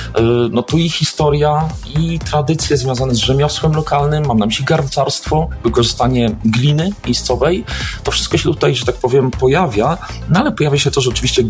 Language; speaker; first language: Polish; native; Polish